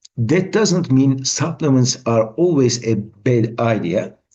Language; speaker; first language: English; non-native, fluent; Turkish